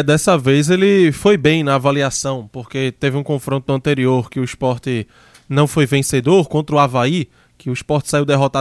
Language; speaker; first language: Portuguese; native; Portuguese